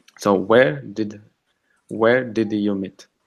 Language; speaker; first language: English; non-native, fluent; Russian